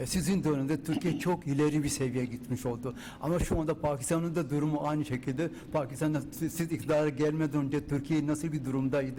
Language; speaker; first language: Turkish; non-native, fluent; Urdu